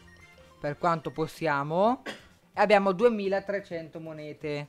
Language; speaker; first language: Italian; native; Italian